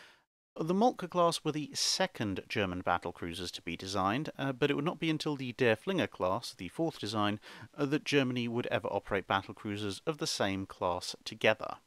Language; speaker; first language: English; native; English